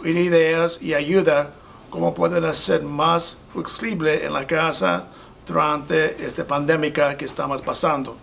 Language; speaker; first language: Spanish; non-native, fluent; English